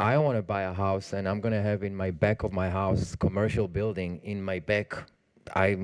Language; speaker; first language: English; non-native, learner; Hebrew